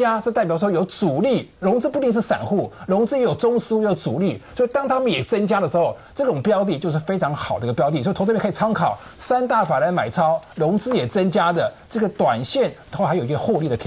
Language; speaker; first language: Chinese; native; Chinese